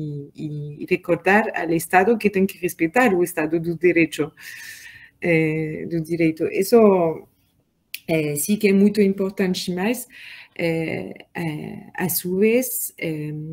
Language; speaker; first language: Portuguese; non-native, learner; French